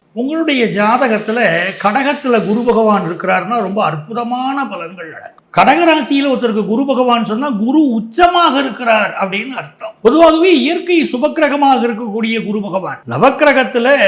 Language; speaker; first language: Tamil; native; Tamil